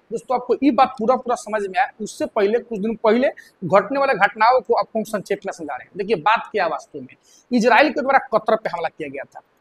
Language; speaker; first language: Hindi; native; Hindi